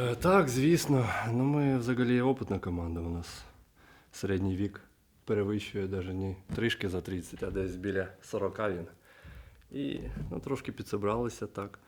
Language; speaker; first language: Ukrainian; non-native, local second language; Russian